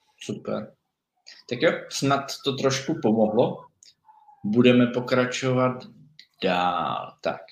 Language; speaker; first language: Czech; native; Czech